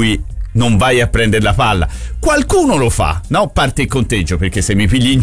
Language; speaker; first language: Italian; native; Italian